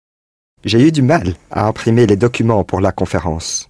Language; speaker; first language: French; non-native, learner; English